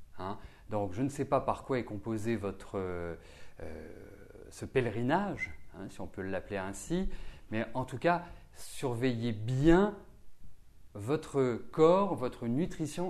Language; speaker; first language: French; native; French